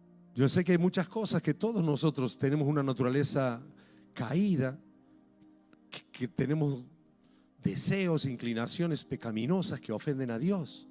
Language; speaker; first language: Spanish; native; Spanish